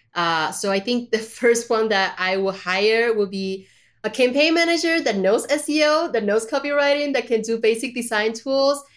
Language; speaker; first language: English; non-native, fluent; Spanish